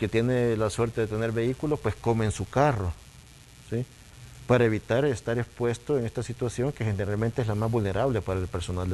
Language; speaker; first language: Spanish; native; Spanish